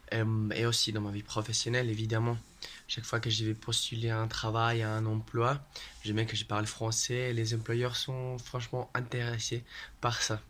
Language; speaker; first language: French; non-native, fluent; Spanish